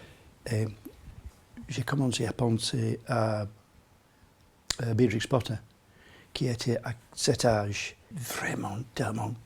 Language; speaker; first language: French; non-native, learner; English